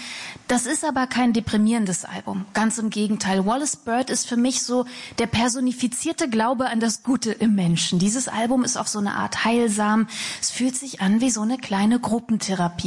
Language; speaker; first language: German; native; German